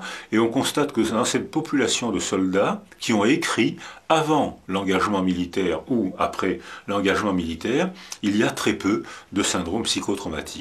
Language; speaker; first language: French; native; French